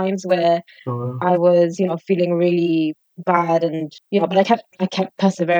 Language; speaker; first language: English; native; English